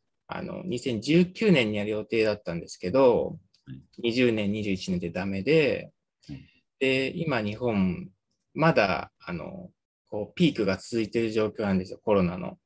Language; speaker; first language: Japanese; native; Japanese